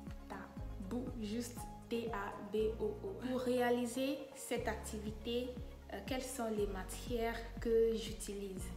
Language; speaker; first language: French; non-native, fluent; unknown